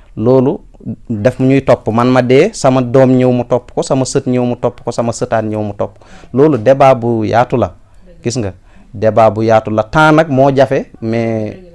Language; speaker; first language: Wolof; non-native, local second language; Fula